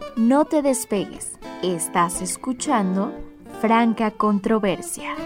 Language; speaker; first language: Spanish; native; Spanish